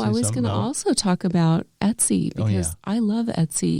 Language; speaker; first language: English; native; English